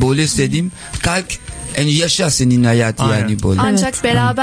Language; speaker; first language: Turkish; non-native, learner; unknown